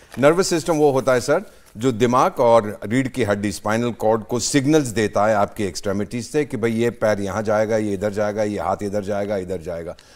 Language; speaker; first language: Hindi; native; Hindi